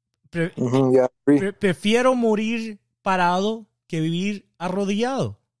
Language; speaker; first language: Spanish; native; Spanish